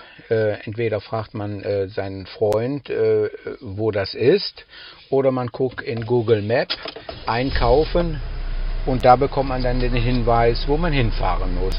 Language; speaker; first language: German; native; German